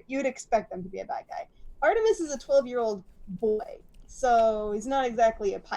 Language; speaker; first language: English; native; English